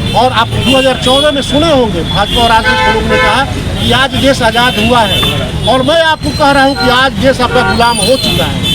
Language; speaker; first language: Hindi; native; Hindi